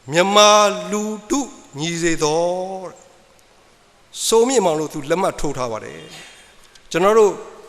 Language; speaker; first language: Burmese; native; Burmese